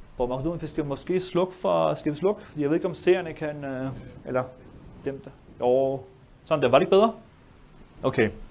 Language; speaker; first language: Danish; early bilingual, other home language; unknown